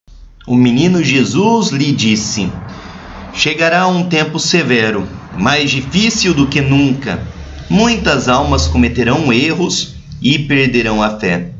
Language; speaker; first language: Portuguese; native; Portuguese